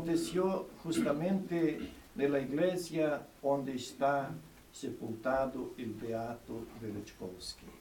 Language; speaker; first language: Spanish; non-native, fluent; Portuguese